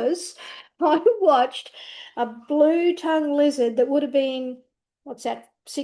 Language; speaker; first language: English; native; English